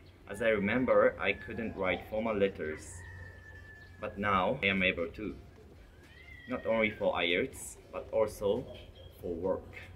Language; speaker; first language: English; non-native, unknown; Japanese